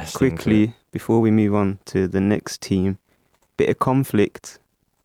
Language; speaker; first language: English; native; English